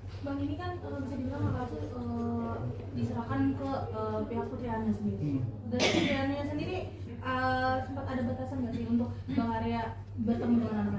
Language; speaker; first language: Indonesian; native; Indonesian